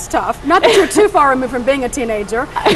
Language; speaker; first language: English; native; English